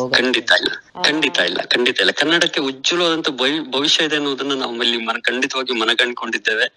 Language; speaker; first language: Kannada; native; Kannada